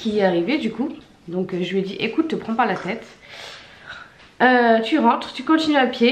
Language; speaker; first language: French; native; French